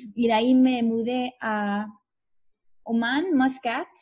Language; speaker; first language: Spanish; native; Spanish